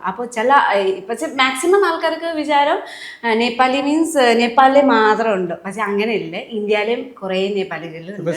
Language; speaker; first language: Malayalam; non-native, learner; Nepali